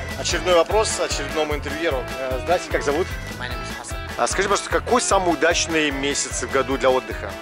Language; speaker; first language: Russian; native; Russian